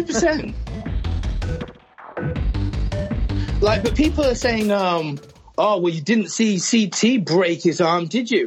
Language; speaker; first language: English; native; English